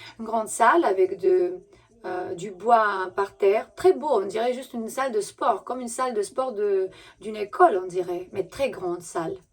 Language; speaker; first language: French; non-native, fluent; Romanian